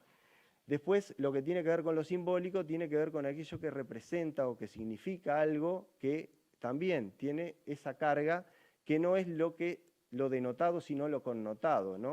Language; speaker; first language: Spanish; native; Spanish